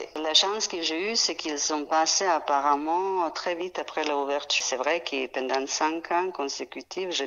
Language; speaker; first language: French; non-native, fluent; Serbian